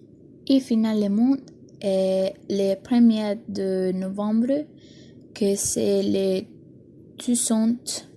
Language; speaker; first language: French; non-native, learner; Spanish